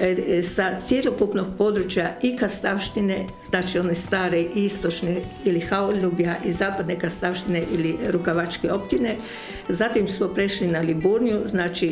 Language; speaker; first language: Croatian; native; Croatian